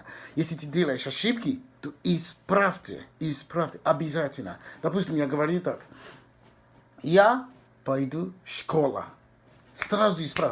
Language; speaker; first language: Russian; non-native, fluent; English